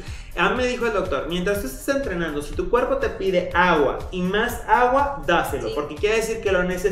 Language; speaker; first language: Spanish; native; Spanish